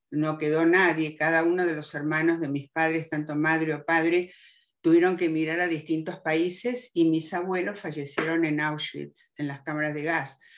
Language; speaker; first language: Spanish; early bilingual, other home language; German